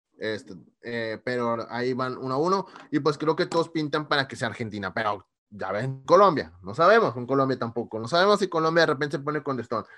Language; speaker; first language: Spanish; native; Spanish